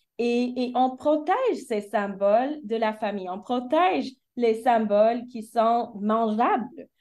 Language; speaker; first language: French; early bilingual, heritage; French